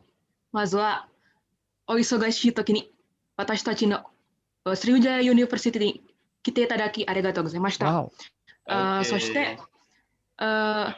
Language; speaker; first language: Japanese; non-native, learner; Indonesian